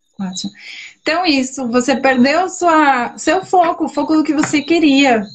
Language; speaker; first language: Portuguese; non-native, fluent; Spanish